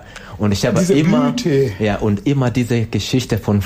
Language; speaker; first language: German; non-native, learner; Swahili